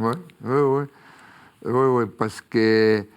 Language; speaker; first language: French; non-native, fluent; Spanish